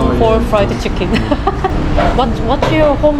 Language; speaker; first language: English; non-native, fluent; Korean